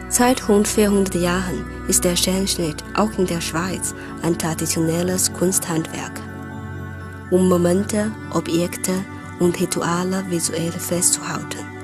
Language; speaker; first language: German; non-native, fluent; Chinese